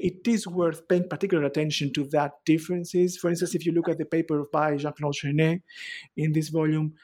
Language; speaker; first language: English; non-native, fluent; Greek